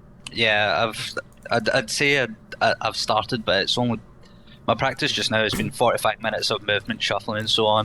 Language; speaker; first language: English; native; English